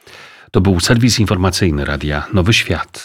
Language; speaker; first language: Polish; native; Polish